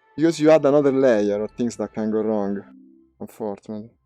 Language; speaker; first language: English; non-native, fluent; Italian